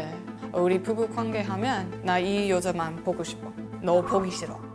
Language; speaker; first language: Korean; non-native, learner; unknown